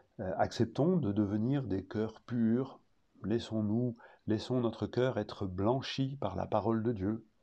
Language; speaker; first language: French; native; French